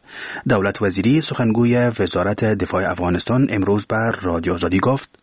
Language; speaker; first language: Persian; native; Persian